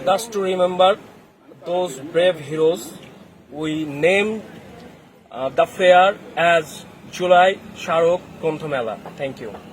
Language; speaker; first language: English; non-native, local second language; Bangla